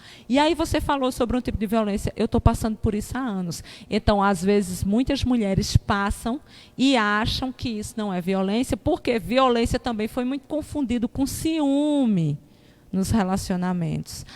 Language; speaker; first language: Portuguese; native; Portuguese